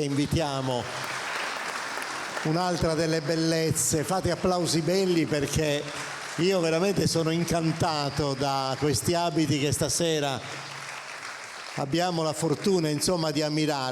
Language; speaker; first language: Italian; native; Italian